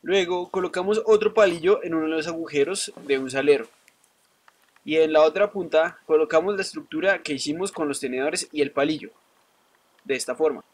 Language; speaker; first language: Spanish; native; Spanish